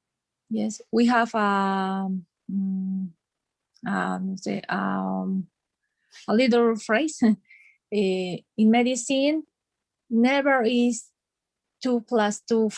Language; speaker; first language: English; non-native, learner; Spanish